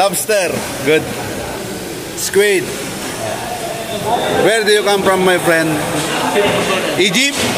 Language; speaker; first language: English; non-native, local second language; Filipino